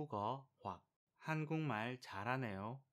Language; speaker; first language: Korean; non-native, fluent; Vietnamese